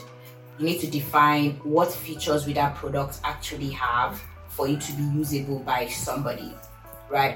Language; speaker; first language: English; non-native, local second language; Yoruba